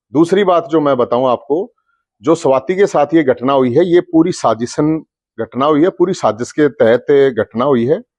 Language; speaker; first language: Hindi; native; Hindi